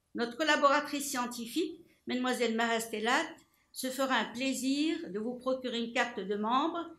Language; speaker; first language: French; non-native, local second language; Arabic